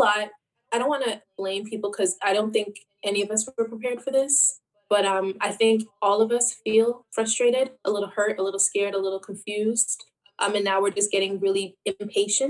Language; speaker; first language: English; native; English